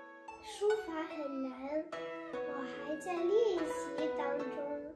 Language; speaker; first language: Chinese; non-native, learner; Polish